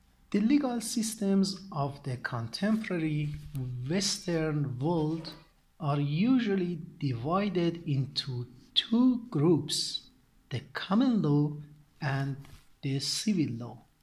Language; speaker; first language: English; non-native, fluent; Persian